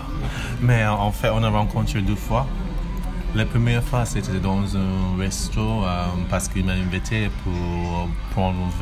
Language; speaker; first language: French; non-native, learner; English